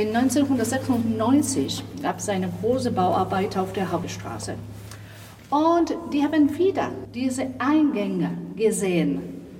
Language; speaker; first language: German; non-native, fluent; Spanish